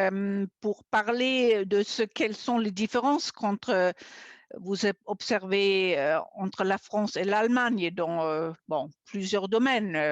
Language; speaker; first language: French; non-native, fluent; German